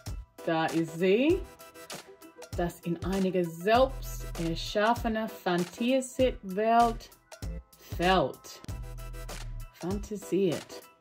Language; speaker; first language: German; non-native, learner; English